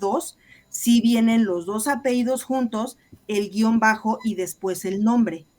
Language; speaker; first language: Spanish; native; Spanish